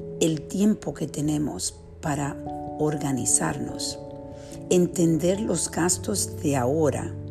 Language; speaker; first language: Spanish; early bilingual, heritage; Spanish